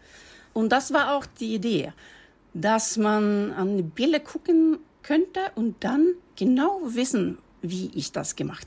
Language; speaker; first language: German; non-native, fluent; Norwegian